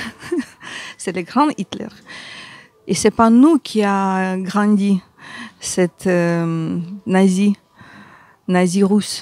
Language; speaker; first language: French; non-native, learner; Ukrainian